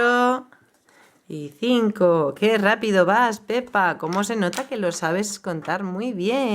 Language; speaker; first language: Spanish; native; Spanish